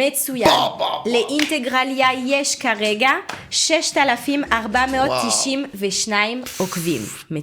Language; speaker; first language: Hebrew; non-native, fluent; French